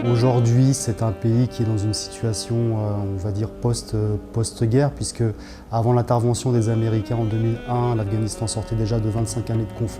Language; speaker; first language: French; native; French